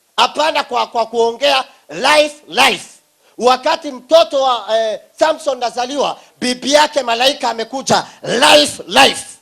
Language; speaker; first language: Swahili; non-native, local second language; Somali